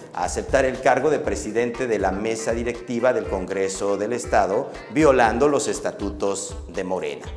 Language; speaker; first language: Spanish; native; Spanish